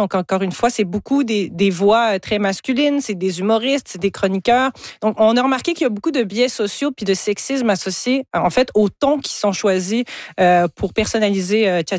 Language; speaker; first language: French; native; French